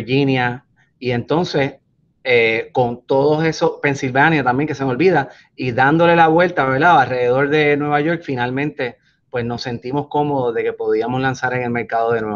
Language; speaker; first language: Spanish; native; Spanish